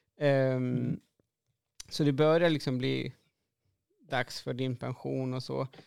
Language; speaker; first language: Swedish; non-native, fluent; Spanish